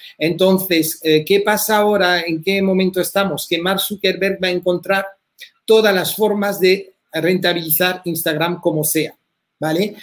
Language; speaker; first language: Spanish; early bilingual, heritage; French